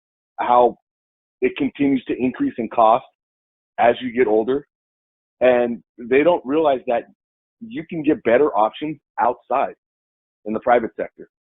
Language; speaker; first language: English; native; English